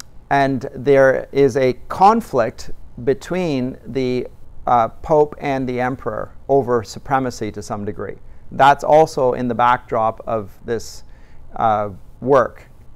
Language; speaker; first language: English; native; English